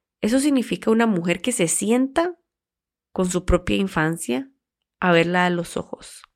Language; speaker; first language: Spanish; native; Spanish